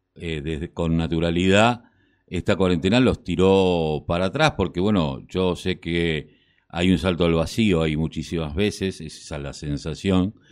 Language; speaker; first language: Spanish; native; Spanish